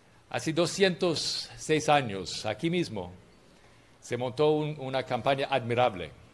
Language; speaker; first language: Spanish; non-native, fluent; English